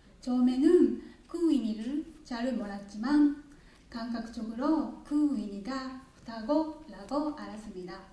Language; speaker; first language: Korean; non-native, learner; Japanese